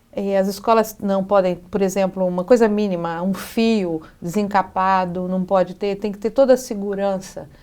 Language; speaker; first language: Portuguese; native; Portuguese